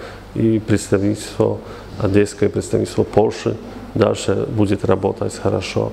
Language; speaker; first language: Russian; non-native, fluent; Polish